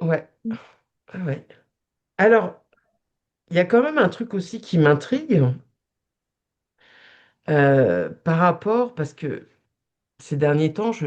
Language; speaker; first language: French; native; French